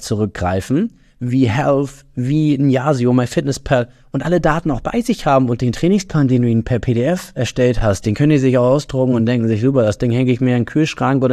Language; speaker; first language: German; native; German